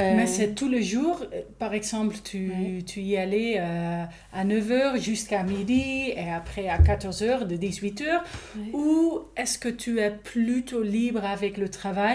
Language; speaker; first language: French; non-native, learner; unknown